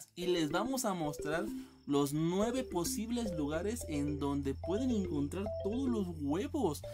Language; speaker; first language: Spanish; native; Spanish